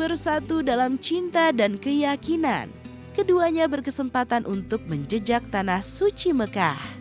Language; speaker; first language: Indonesian; native; Indonesian